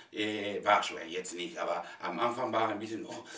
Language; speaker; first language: German; non-native, learner; Spanish